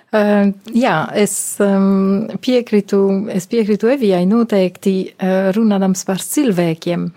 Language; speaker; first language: Latvian; non-native, fluent; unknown